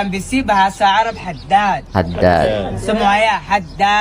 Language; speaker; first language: Indonesian; non-native, learner; Arabic